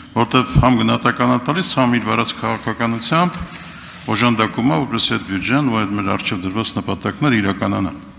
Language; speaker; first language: Armenian; native; Armenian